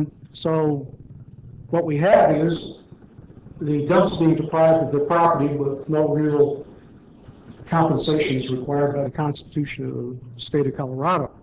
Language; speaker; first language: English; native; English